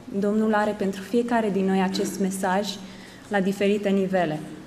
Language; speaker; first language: Romanian; native; Romanian